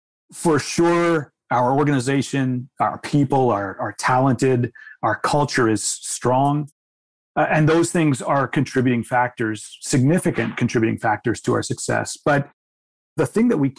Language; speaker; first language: English; native; English